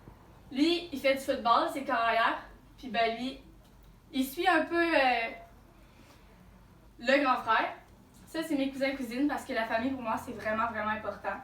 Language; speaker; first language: French; native; French